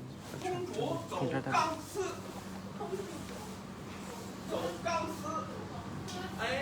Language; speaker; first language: Chinese; native; Chinese